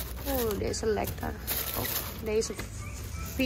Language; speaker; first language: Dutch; non-native, learner; Indonesian